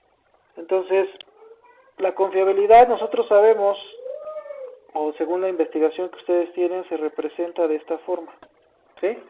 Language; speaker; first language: Spanish; native; Spanish